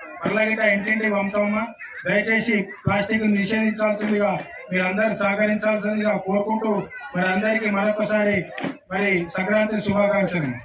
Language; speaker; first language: Telugu; native; Telugu